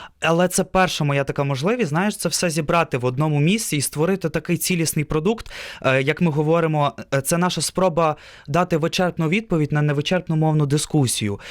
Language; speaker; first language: Ukrainian; non-native, local second language; Russian